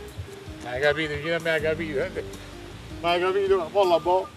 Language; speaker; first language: Italian; native; Italian